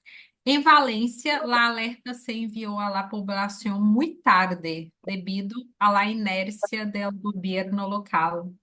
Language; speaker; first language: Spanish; non-native, learner; Portuguese